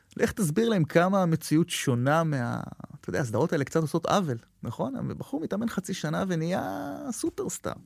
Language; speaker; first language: Hebrew; native; Hebrew